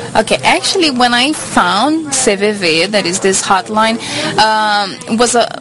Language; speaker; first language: English; non-native, fluent; Portuguese